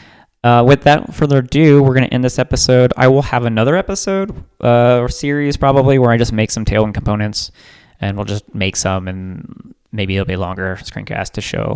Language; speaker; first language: English; native; English